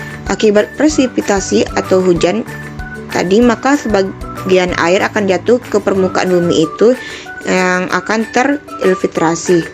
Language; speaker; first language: Indonesian; native; Indonesian